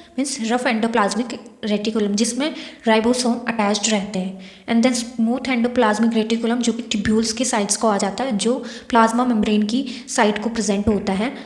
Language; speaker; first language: Hindi; native; Hindi